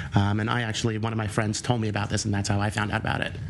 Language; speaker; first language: English; native; English